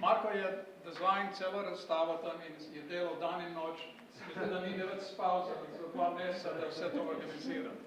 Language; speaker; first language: Slovenian; early bilingual, heritage; Slovenian